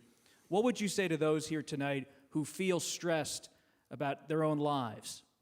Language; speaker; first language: English; native; English